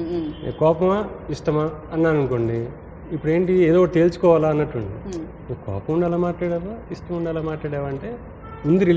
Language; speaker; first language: Telugu; native; Telugu